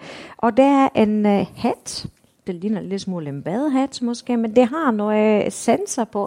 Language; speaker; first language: Danish; non-native, fluent; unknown